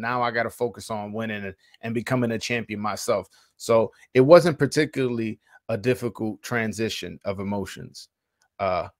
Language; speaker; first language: English; early bilingual, other home language; Spanish